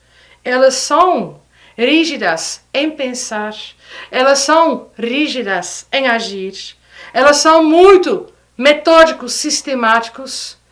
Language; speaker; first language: Portuguese; non-native, fluent; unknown